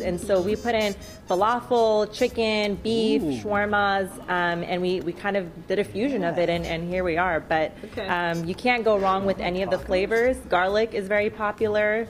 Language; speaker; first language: English; native; English